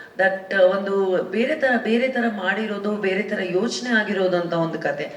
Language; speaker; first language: Kannada; non-native, local second language; Punjabi